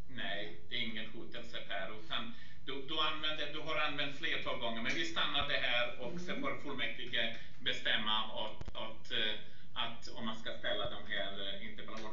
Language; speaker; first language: Swedish; non-native, fluent; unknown